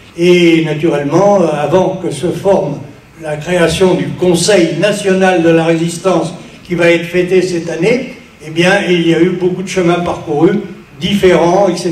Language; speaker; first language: French; native; French